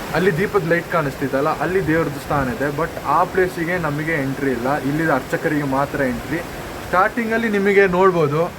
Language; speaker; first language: Kannada; non-native, local second language; Kodava